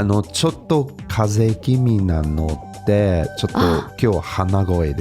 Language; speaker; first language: Japanese; non-native, fluent; English